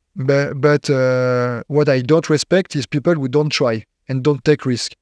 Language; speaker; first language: English; non-native, fluent; French